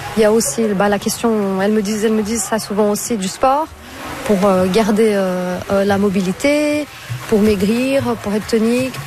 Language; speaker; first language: French; non-native, fluent; Portuguese